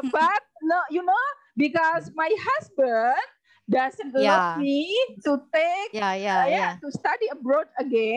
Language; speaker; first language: English; non-native, learner; Indonesian